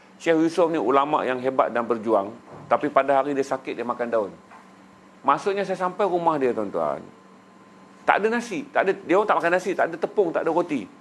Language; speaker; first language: Malay; native; Malay